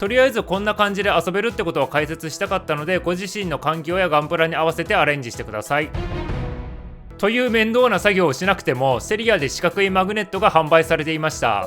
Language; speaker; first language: Japanese; native; Japanese